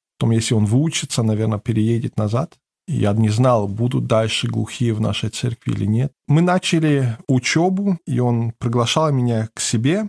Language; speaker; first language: Russian; early bilingual, heritage; German